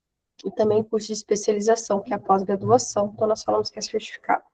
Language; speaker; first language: Portuguese; native; Portuguese